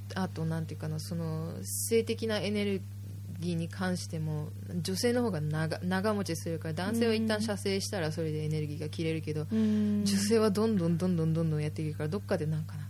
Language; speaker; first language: Japanese; native; Japanese